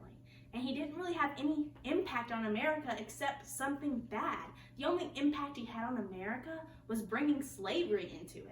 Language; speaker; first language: English; native; English